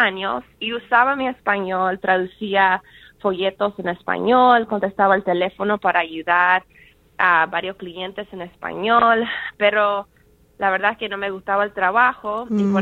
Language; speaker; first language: Spanish; early bilingual, heritage; Spanish